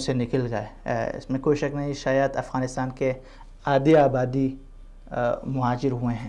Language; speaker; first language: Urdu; non-native, fluent; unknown